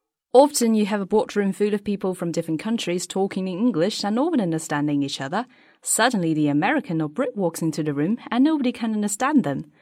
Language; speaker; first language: English; non-native, fluent; Chinese